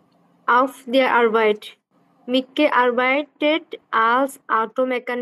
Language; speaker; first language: German; non-native, learner; Bangla